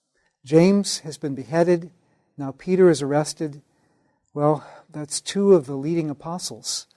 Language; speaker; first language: English; native; English